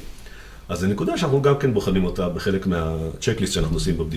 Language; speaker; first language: Hebrew; native; Hebrew